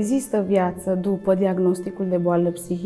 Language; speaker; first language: Romanian; native; Romanian